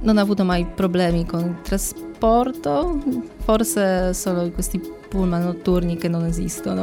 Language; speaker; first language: Italian; non-native, learner; Polish